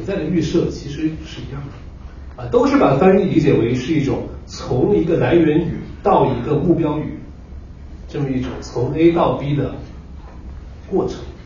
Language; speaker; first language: Chinese; native; Chinese